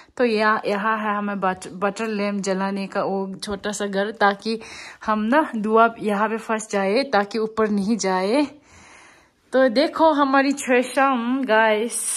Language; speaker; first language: Hindi; non-native, local second language; Tibetan